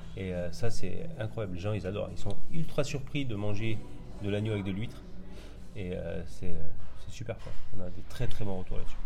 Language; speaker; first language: French; native; French